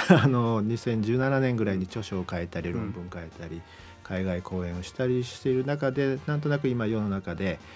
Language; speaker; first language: Japanese; native; Japanese